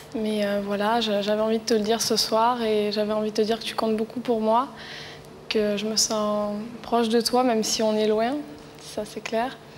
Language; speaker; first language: French; native; French